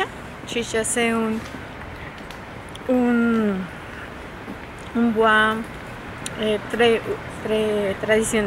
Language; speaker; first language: French; non-native, learner; Spanish